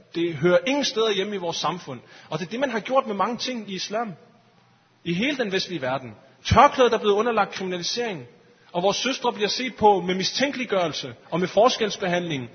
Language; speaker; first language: Danish; early bilingual, other home language; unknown